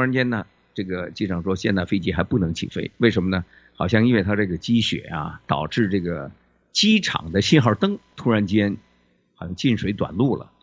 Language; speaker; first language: Chinese; native; Chinese